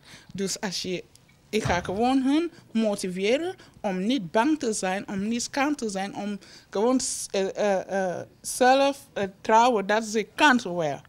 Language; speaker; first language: Dutch; non-native, learner; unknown